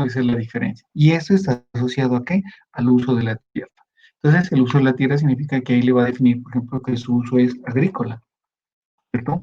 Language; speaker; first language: Spanish; native; Spanish